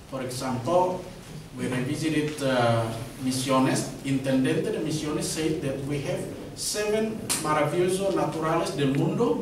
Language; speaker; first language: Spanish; non-native, learner; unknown